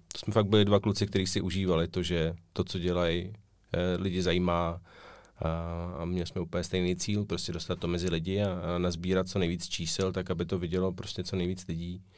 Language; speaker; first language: Czech; native; Czech